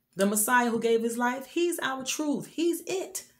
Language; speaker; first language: English; native; English